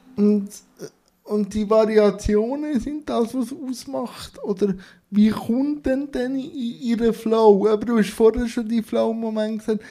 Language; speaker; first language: German; native; German